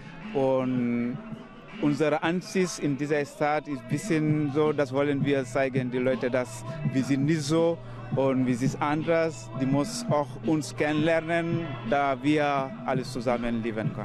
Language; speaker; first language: German; non-native, learner; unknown